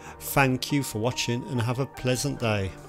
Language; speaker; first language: English; native; English